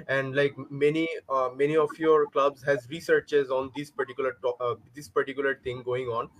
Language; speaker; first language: English; non-native, local second language; Bangla